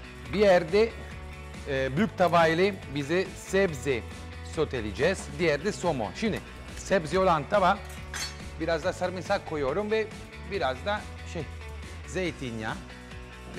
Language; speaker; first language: Turkish; non-native, learner; Italian